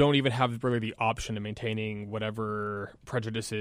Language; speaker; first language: English; native; English